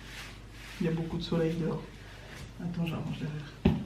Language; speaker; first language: French; native; French